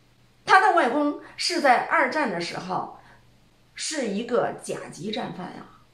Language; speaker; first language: Chinese; native; Chinese